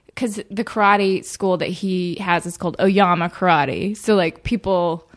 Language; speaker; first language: English; native; English